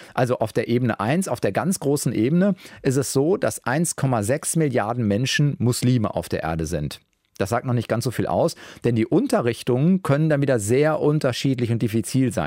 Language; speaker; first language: German; native; German